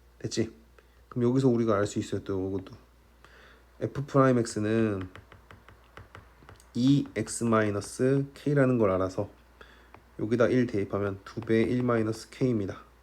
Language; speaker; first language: Korean; native; Korean